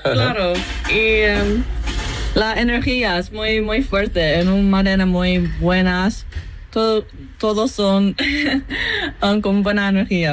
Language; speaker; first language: Spanish; non-native, learner; English